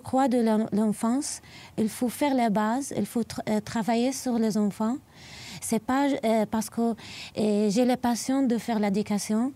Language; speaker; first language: French; non-native, learner; Arabic